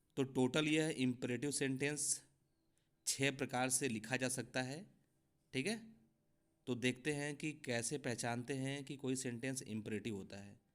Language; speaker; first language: Hindi; native; Hindi